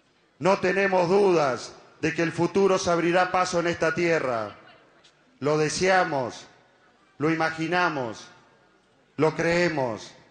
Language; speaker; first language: Spanish; native; Spanish